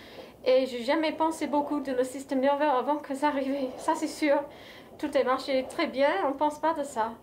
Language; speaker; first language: French; non-native, fluent; English